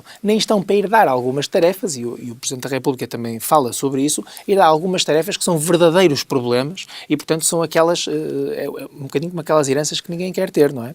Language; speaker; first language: Portuguese; native; Portuguese